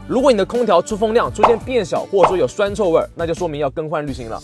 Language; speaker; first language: Chinese; native; Chinese